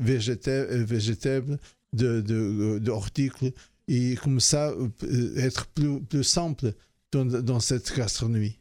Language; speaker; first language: French; non-native, fluent; Portuguese